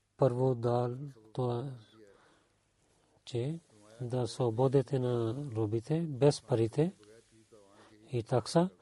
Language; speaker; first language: Bulgarian; non-native, learner; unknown